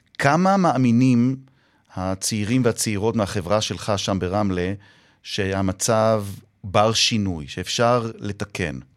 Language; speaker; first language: Hebrew; native; Hebrew